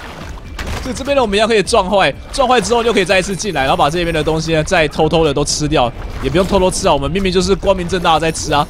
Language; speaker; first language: Chinese; native; Chinese